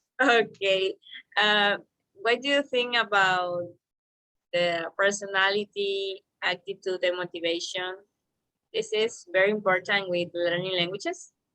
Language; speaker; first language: English; non-native, learner; Spanish